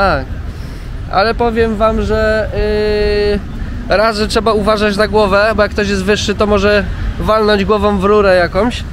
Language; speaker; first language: Polish; native; Polish